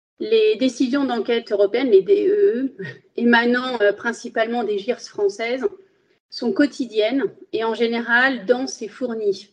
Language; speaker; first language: French; early bilingual, other home language; Spanish